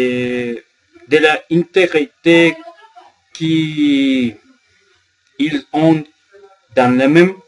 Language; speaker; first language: French; non-native, learner; Spanish